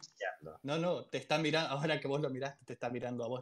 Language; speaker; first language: Spanish; native; Spanish